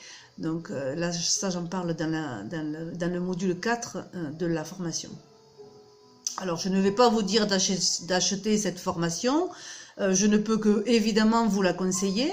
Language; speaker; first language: French; native; French